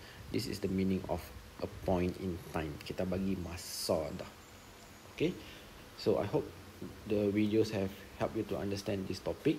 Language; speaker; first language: English; non-native, local second language; Malay